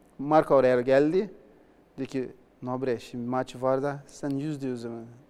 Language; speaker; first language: Turkish; non-native, learner; Portuguese